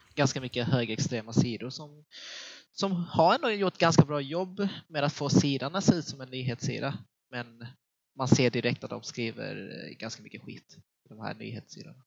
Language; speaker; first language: Swedish; early bilingual, other home language; Vietnamese